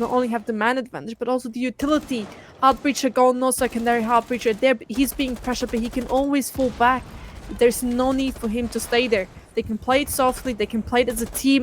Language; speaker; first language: English; non-native, fluent; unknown